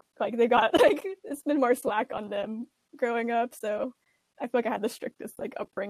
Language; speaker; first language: English; native; English